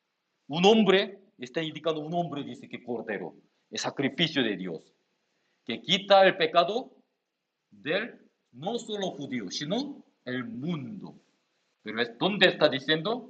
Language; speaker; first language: Spanish; non-native, learner; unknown